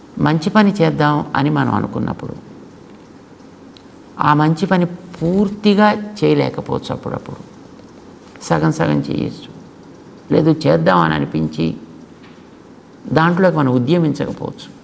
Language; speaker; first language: Telugu; native; Telugu